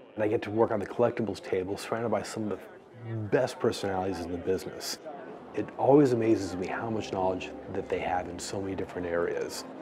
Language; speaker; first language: English; native; English